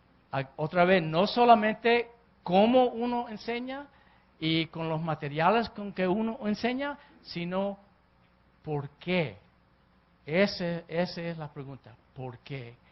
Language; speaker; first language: Spanish; early bilingual, heritage; Spanish